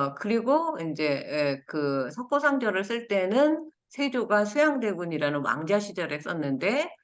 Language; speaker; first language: Korean; native; Korean